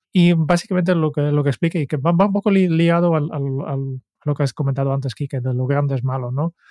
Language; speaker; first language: Spanish; non-native, fluent; Dutch